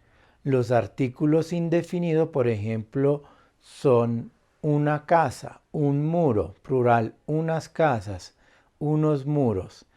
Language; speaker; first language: Spanish; non-native, fluent; Italian